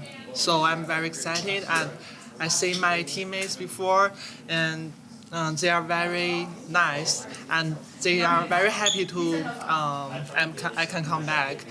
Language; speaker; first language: English; non-native, learner; Chinese